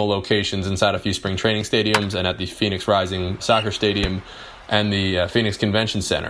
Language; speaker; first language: English; native; English